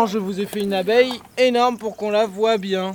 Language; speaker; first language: French; native; French